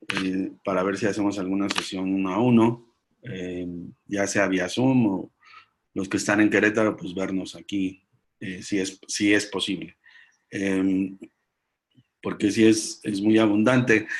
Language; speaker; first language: Spanish; native; Spanish